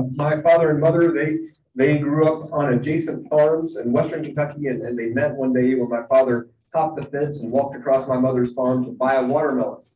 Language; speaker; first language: English; native; English